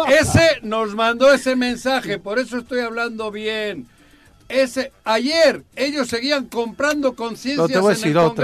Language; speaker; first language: Spanish; native; Spanish